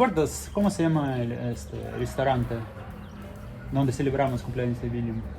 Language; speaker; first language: Spanish; non-native, learner; Russian